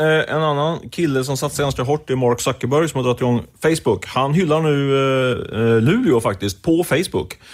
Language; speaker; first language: Swedish; native; Swedish